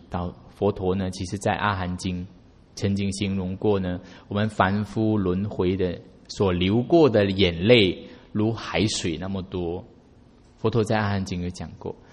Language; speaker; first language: Chinese; native; Chinese